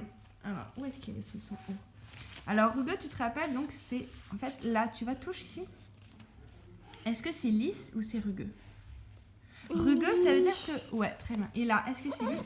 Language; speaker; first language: French; native; French